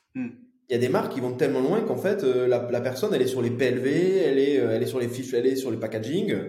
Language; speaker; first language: French; native; French